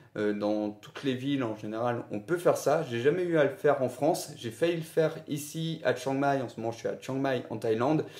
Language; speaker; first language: French; native; French